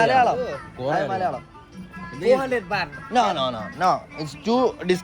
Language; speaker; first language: English; non-native, local second language; Malayalam